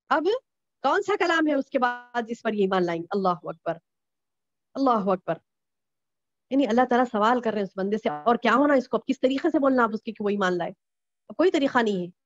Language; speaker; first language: Hindi; native; Hindi